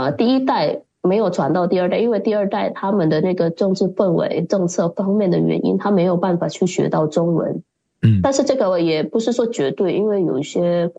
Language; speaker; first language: Chinese; early bilingual, heritage; Chinese